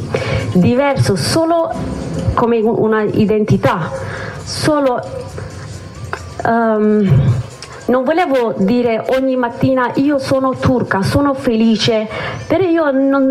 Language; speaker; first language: Italian; non-native, learner; Kurdish